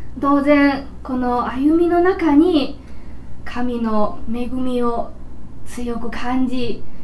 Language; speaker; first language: Japanese; non-native, fluent; Chinese